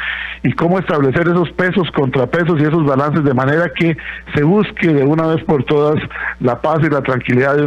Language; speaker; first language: Spanish; native; Spanish